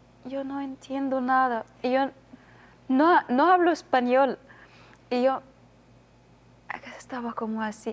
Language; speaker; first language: Spanish; non-native, learner; Arabic